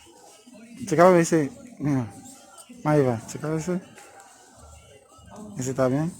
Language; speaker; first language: Spanish; non-native, learner; Haitian Creole